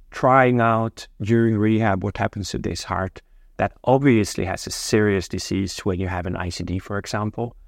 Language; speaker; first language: English; non-native, fluent; Norwegian